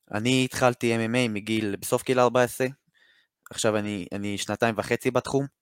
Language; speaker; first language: Hebrew; native; Hebrew